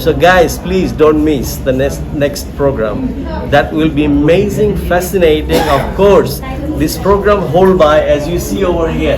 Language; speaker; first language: English; non-native, local second language; Bangla